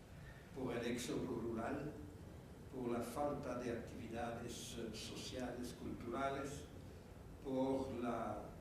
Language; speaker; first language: Spanish; non-native, fluent; French